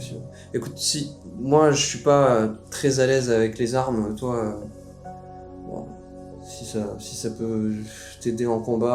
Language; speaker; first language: French; native; French